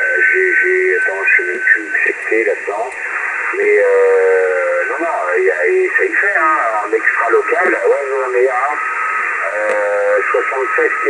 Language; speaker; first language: French; native; French